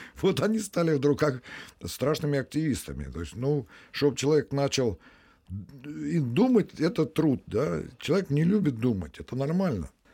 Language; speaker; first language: Russian; native; Russian